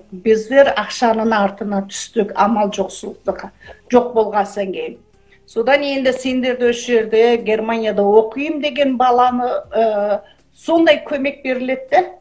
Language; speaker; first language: Kazakh; early bilingual, heritage; Kazakh